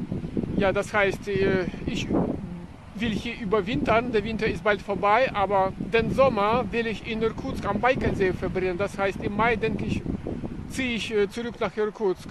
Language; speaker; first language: German; non-native, fluent; Russian